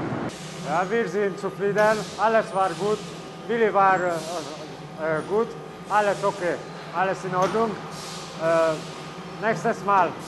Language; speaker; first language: German; non-native, learner; Hungarian